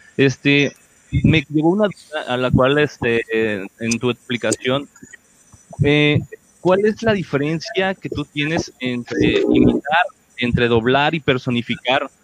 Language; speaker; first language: Spanish; native; Spanish